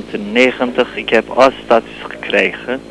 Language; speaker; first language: Dutch; non-native, learner; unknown